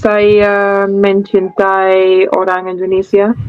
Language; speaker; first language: Indonesian; non-native, learner; English